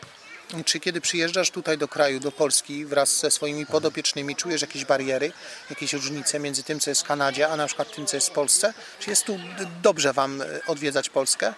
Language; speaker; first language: Polish; native; Polish